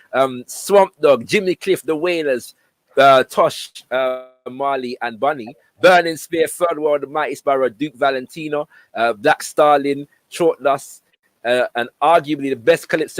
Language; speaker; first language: English; native; English